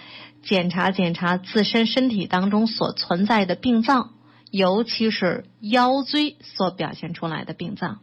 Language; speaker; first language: Chinese; native; Chinese